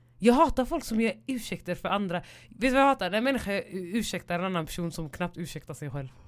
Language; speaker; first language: Swedish; early bilingual, other home language; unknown